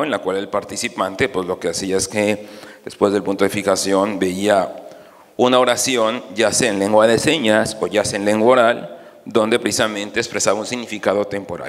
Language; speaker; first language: Spanish; native; Spanish